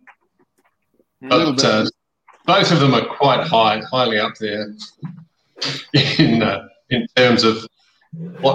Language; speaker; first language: English; native; English